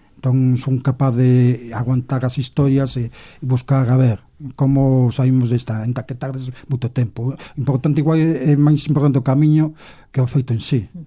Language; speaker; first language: Galician; native; Galician